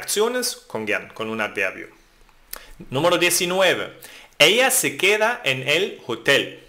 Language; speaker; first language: Spanish; non-native, fluent; German